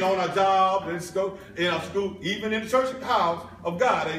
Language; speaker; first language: English; native; English